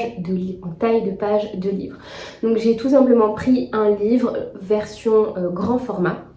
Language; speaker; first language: French; native; French